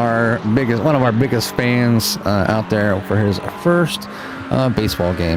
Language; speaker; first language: English; native; English